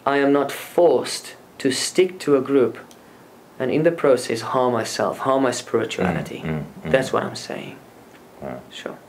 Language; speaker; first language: English; non-native, local second language; Afrikaans